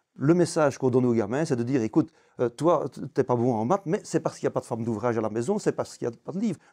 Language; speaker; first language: French; native; French